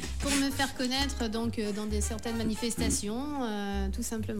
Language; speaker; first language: French; native; French